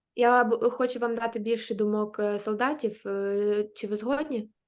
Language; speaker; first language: Ukrainian; native; Ukrainian